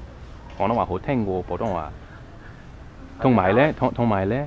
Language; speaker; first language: Chinese; non-native, fluent; English